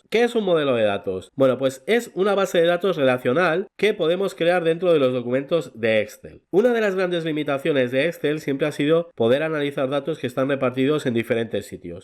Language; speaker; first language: Spanish; native; Spanish